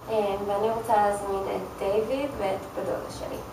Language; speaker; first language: Hebrew; non-native, learner; English